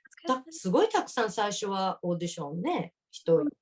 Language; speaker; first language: Japanese; native; Japanese